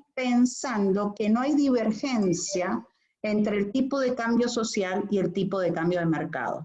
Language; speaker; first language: Spanish; native; Spanish